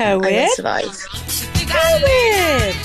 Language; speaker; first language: Welsh; native; Welsh